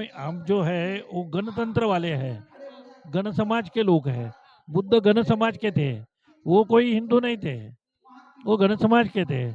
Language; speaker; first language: Hindi; non-native, local second language; Marathi